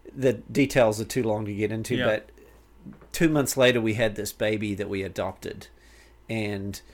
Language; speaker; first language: English; native; English